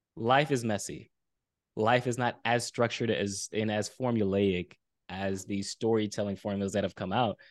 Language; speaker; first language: English; early bilingual, other home language; Haitian Creole